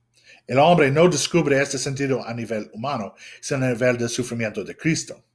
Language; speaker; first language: Spanish; non-native, fluent; English